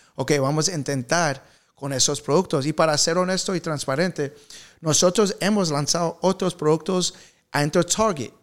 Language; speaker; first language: Spanish; early bilingual, heritage; Spanish